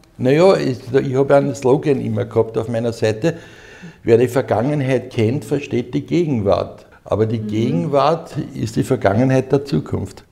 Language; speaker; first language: German; native; German